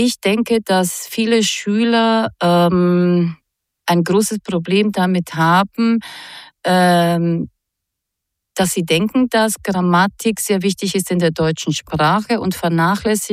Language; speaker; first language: German; non-native, fluent; Croatian